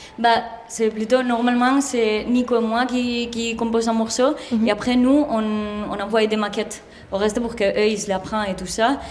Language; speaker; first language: French; non-native, fluent; Spanish